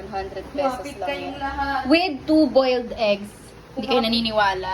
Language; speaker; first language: Filipino; native; Filipino